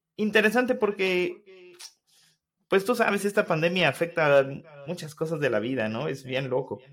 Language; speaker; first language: Spanish; native; Spanish